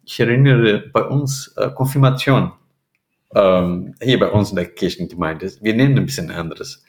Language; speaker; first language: German; non-native, fluent; Portuguese